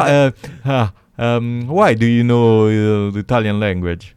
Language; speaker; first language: English; non-native, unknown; Italian